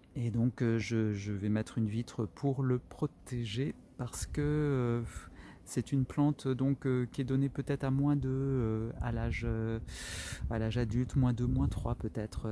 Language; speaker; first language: French; native; French